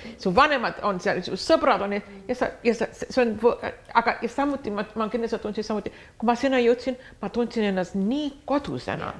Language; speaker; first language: Estonian; early bilingual, heritage; Estonian